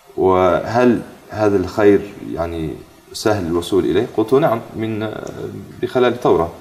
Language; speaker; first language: Arabic; non-native, fluent; English